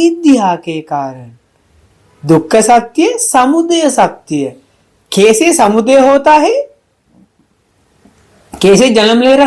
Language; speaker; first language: Hindi; non-native, fluent; Sinhala